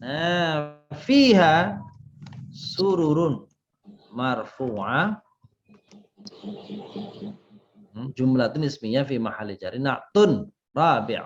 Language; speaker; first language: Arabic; non-native, fluent; Indonesian